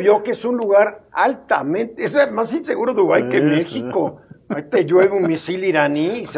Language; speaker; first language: Spanish; native; Spanish